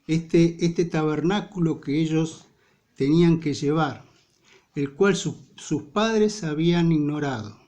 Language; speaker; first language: Spanish; native; Spanish